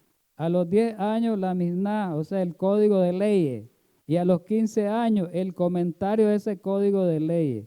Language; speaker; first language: Spanish; native; Spanish